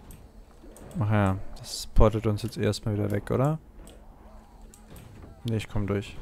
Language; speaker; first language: German; native; German